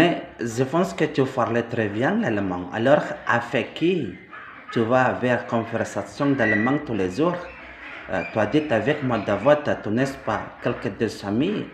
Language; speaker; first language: French; non-native, learner; Indonesian